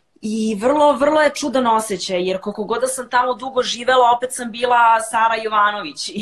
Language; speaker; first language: Serbian; early bilingual, heritage; Serbian